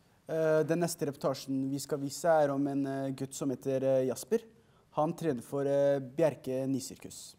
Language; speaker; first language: Norwegian; early bilingual, other home language; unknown